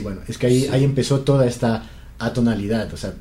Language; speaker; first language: Spanish; native; Spanish